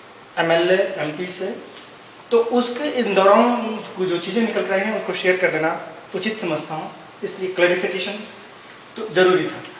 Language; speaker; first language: Hindi; native; Hindi